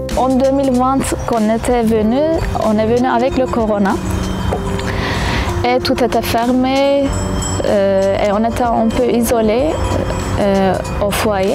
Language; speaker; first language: French; non-native, fluent; Kurdish